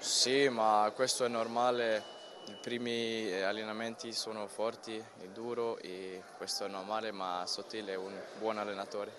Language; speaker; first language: Italian; non-native, learner; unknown